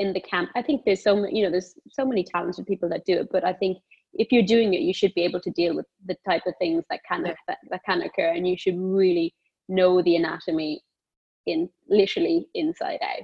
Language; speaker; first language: English; native; English